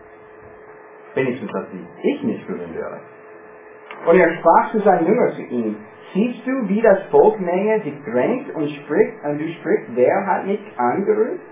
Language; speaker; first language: German; non-native, fluent; English